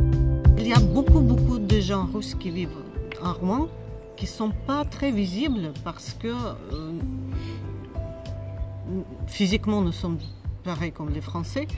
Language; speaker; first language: French; non-native, fluent; Russian